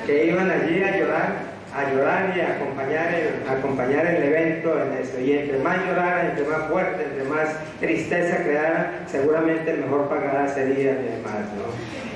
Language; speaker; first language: Spanish; native; Spanish